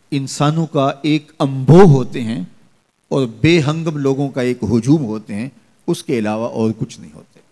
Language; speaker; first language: Urdu; non-native, local second language; Punjabi